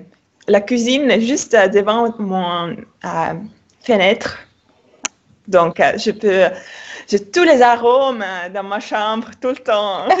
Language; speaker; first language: French; non-native, fluent; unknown